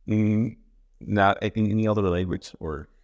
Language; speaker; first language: English; non-native, fluent; Spanish